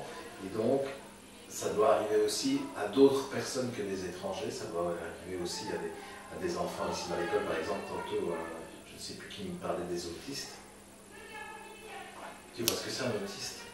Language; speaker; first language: French; native; French